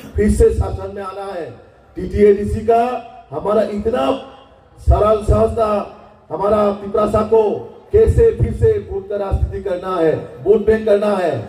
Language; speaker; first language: Hindi; non-native, local second language; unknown